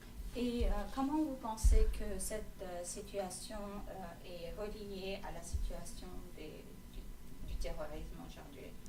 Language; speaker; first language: French; non-native, fluent; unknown